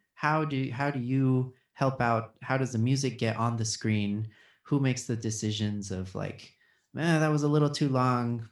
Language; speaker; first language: English; early bilingual, other home language; Spanish